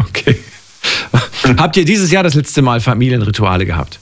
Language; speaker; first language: German; native; German